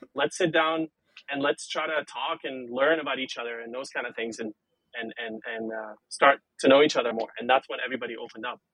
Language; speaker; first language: English; non-native, fluent; Arabic